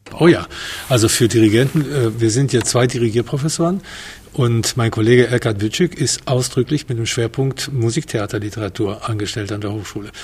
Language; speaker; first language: German; non-native, fluent; Spanish